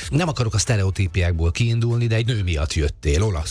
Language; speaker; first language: Hungarian; native; Hungarian